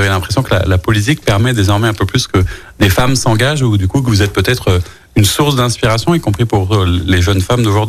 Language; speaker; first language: French; native; French